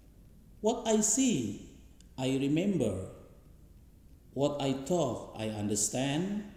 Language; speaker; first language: English; non-native, learner; Indonesian